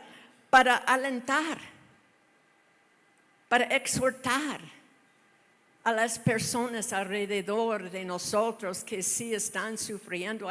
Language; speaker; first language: Spanish; non-native, fluent; English